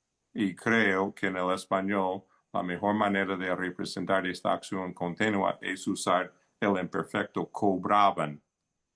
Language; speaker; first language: Spanish; early bilingual, heritage; Spanish